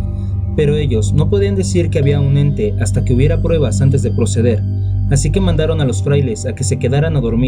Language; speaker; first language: Spanish; native; Spanish